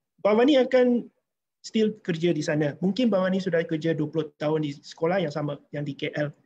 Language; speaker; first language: Malay; non-native, local second language; Chinese